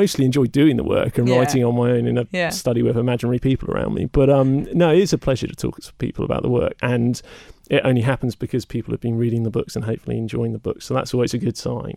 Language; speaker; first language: English; native; English